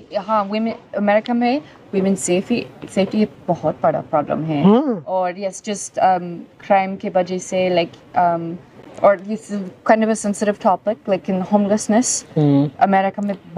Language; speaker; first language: Hindi; non-native, learner; English